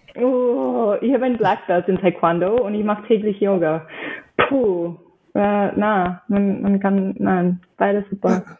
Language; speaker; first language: German; non-native, fluent; English